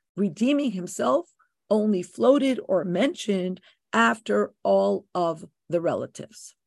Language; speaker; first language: English; native; English